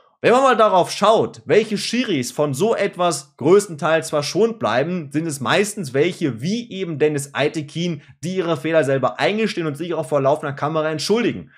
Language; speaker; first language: German; native; German